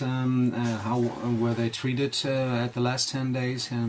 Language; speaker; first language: English; non-native, fluent; German